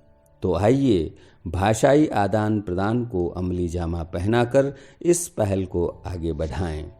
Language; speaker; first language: Hindi; native; Hindi